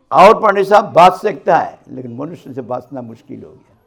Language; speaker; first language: Hindi; non-native, local second language; Bangla